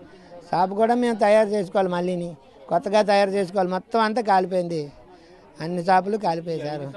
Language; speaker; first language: Telugu; native; Telugu